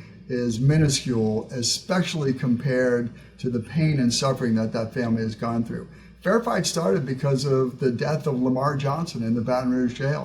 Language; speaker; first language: English; native; English